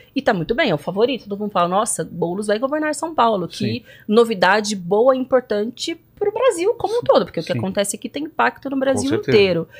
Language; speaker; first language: Portuguese; native; Portuguese